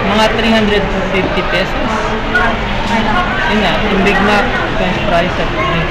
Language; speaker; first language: Filipino; early bilingual, heritage; Filipino